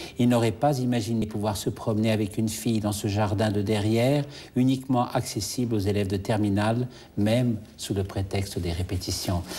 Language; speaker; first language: French; native; French